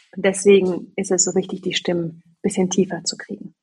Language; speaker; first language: German; native; German